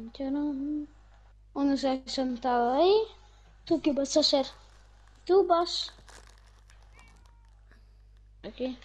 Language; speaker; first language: Spanish; non-native, learner; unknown